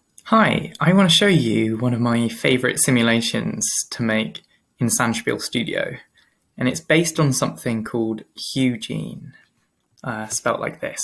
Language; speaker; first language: English; native; English